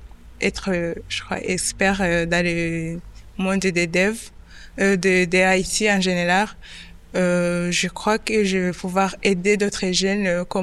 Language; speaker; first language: French; non-native, local second language; Kinyarwanda